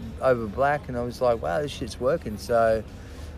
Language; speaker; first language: English; native; English